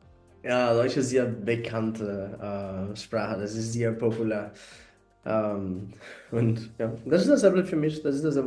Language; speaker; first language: German; non-native, learner; Portuguese